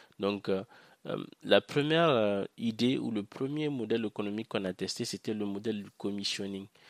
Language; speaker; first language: French; non-native, local second language; Hausa